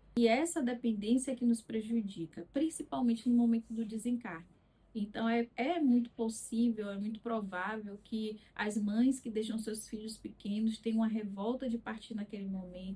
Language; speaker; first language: Portuguese; native; Portuguese